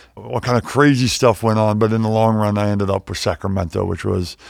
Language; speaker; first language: English; native; English